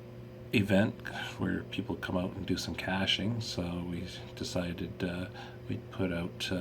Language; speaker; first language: English; native; English